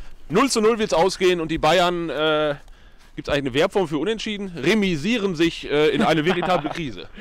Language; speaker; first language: German; native; German